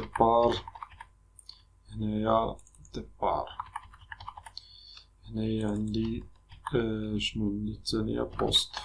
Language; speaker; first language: Arabic; native; Arabic